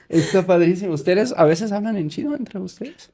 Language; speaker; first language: Spanish; native; Spanish